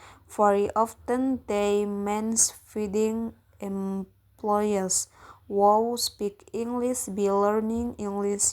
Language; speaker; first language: English; non-native, learner; Indonesian